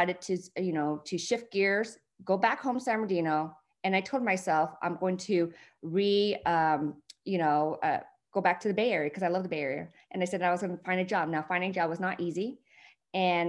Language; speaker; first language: English; early bilingual, other home language; Vietnamese